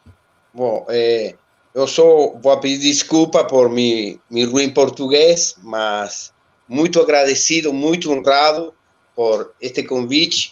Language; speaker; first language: Portuguese; non-native, learner; Spanish